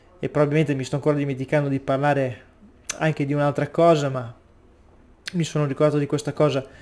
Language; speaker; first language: Italian; native; Italian